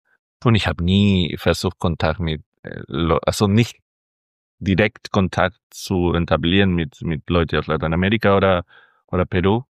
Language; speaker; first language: German; non-native, fluent; Spanish